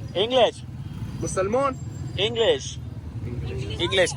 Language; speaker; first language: English; non-native, learner; Lithuanian